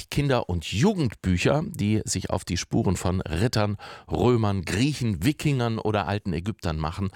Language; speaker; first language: German; native; German